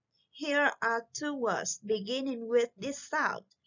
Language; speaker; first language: English; non-native, fluent; Vietnamese